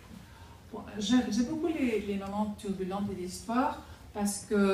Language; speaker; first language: French; non-native, fluent; Spanish